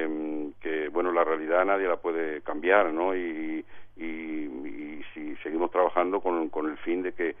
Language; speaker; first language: Spanish; native; Spanish